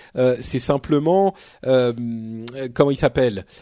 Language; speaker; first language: French; native; French